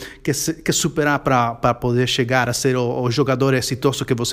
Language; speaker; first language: Portuguese; non-native, fluent; Spanish